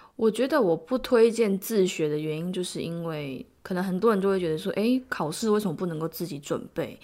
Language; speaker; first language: Chinese; native; Chinese